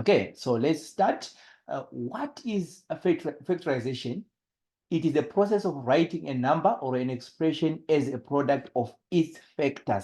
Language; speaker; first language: English; non-native, local second language; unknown